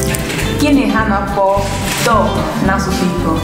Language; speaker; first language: Igbo; early bilingual, heritage; English